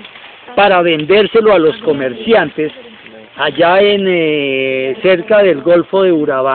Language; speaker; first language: Spanish; native; Spanish